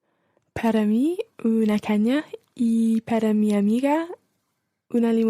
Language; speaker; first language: Spanish; non-native, learner; English